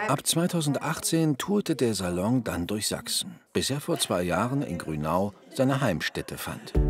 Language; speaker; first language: German; native; German